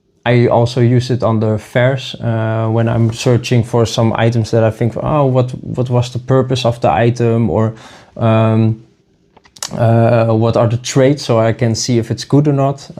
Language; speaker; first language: English; non-native, fluent; Dutch